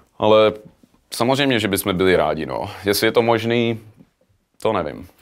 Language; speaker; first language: Czech; early bilingual, heritage; Czech